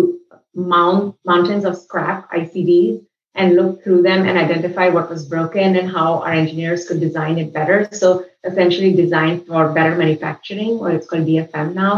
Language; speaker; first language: English; non-native, local second language; Hindi